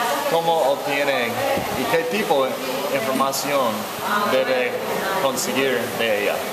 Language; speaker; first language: Spanish; non-native, learner; English